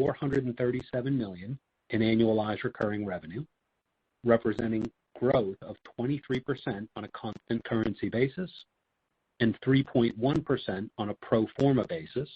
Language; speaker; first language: English; native; English